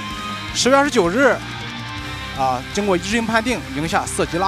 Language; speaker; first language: Chinese; native; Chinese